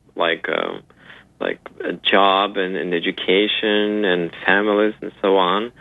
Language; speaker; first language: English; non-native, fluent; Ukrainian